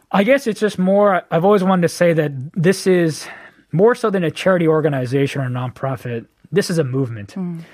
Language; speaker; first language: English; native; English